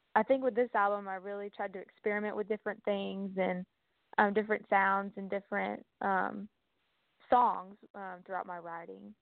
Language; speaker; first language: English; native; English